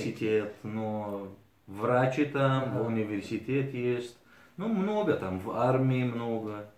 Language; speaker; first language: Russian; early bilingual, heritage; Arabic